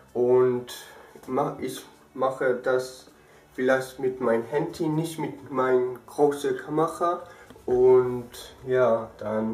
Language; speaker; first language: German; early bilingual, other home language; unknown